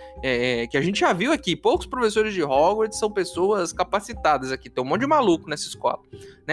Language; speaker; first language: Portuguese; native; Portuguese